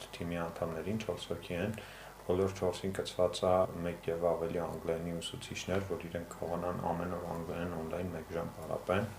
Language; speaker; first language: Armenian; native; Armenian